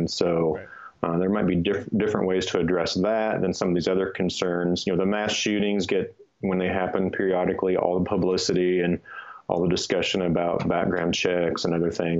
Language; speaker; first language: English; native; English